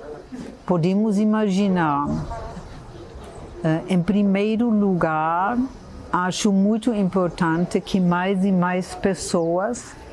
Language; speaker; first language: Portuguese; non-native, fluent; German